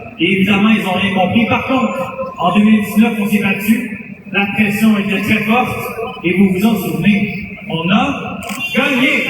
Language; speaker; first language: French; native; French